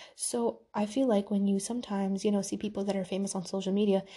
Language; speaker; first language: English; early bilingual, other home language; Urdu